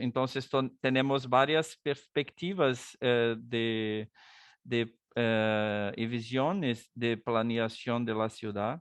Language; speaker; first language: Spanish; non-native, learner; Portuguese